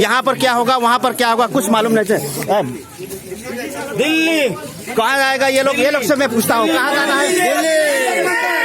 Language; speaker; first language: Hindi; non-native, local second language; Manipuri